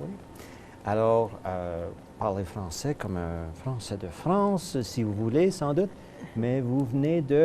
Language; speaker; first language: French; native; French